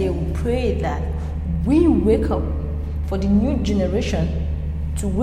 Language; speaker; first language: English; non-native, local second language; Igbo